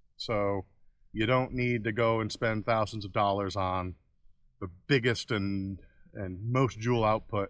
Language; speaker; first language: English; native; English